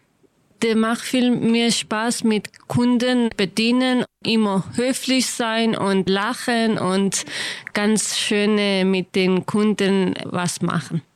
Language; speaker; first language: German; non-native, learner; Kurdish